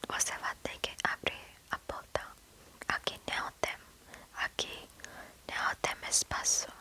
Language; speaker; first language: Portuguese; non-native, learner; English